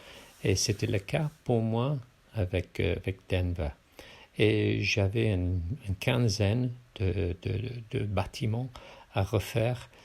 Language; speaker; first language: French; non-native, fluent; English